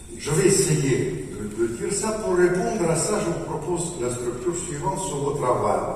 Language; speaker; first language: French; non-native, fluent; Russian